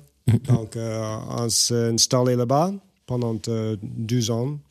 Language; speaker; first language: French; non-native, fluent; English